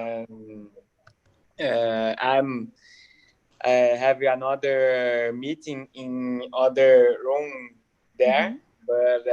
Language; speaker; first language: English; non-native, learner; Portuguese